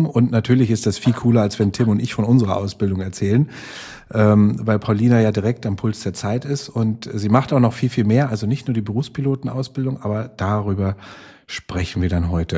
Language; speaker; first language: German; native; German